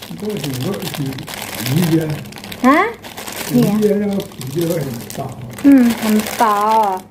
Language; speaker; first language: Chinese; non-native, learner; Indonesian